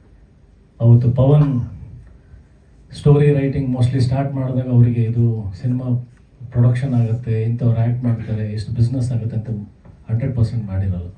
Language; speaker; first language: Kannada; native; Kannada